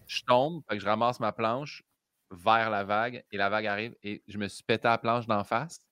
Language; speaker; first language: French; native; French